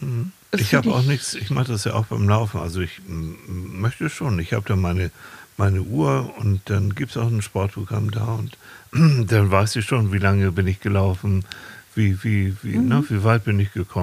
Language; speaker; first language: German; native; German